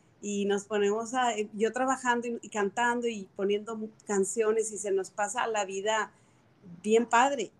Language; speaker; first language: Spanish; native; Spanish